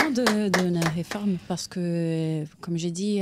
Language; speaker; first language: French; non-native, fluent; Portuguese